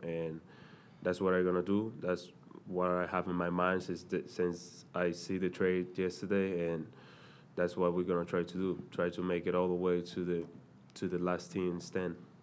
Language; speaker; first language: English; non-native, fluent; Spanish